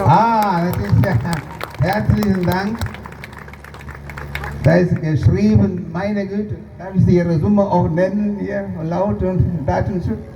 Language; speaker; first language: German; non-native, fluent; Tamil